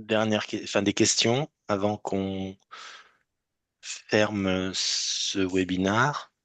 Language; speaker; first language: French; native; French